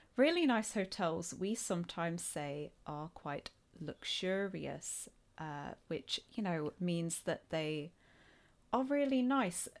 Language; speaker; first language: English; native; English